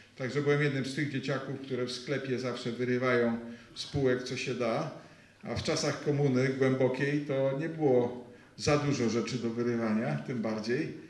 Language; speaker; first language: Polish; native; Polish